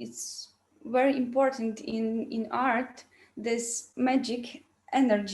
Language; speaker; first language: English; non-native, learner; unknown